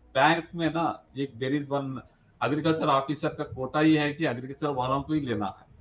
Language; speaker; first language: Hindi; non-native, local second language; Kannada